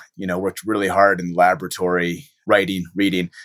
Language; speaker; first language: English; native; English